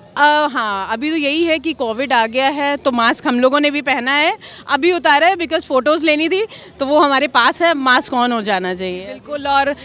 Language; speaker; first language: Hindi; native; Hindi